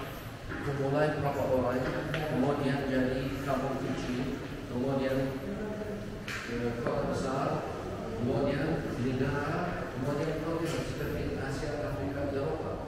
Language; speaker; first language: Indonesian; non-native, learner; Arabic